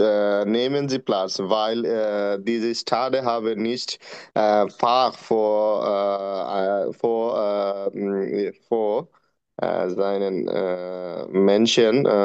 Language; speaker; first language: German; non-native, learner; Bangla